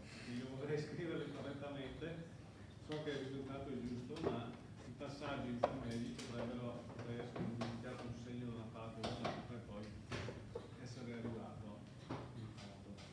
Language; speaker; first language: Italian; native; Italian